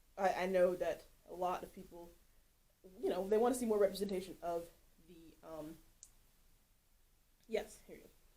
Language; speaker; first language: English; native; English